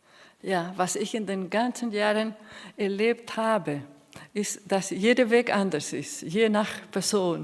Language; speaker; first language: German; non-native, fluent; Spanish